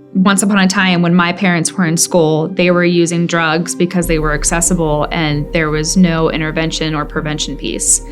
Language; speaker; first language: English; native; English